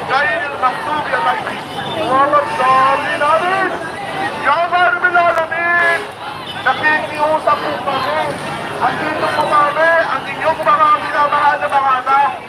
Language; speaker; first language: Filipino; non-native, local second language; Iloko